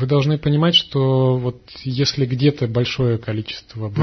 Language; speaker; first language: Russian; native; Russian